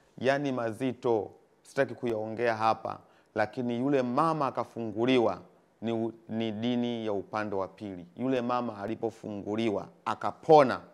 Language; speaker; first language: Swahili; native; Swahili